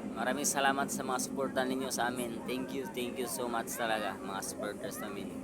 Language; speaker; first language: Filipino; non-native, local second language; Cebuano